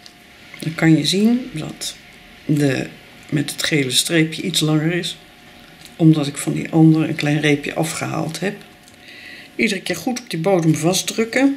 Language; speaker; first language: Dutch; native; Dutch